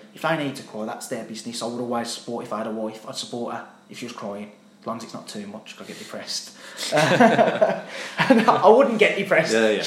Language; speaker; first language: English; native; English